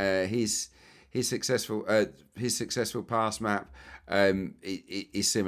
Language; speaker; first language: English; native; English